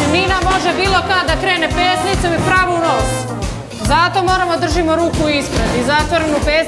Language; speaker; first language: Serbian; native; Serbian